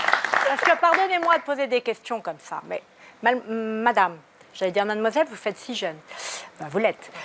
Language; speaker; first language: French; native; French